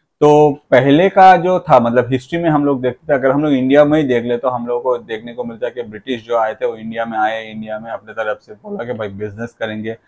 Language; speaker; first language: Hindi; non-native, local second language; Bangla